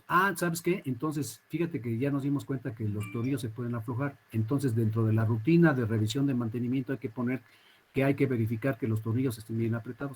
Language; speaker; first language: Spanish; native; Spanish